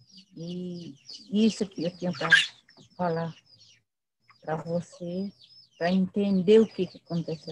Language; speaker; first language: Portuguese; non-native, local second language; Guarani